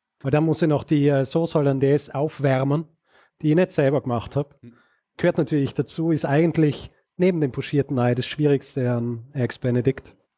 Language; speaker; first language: German; native; German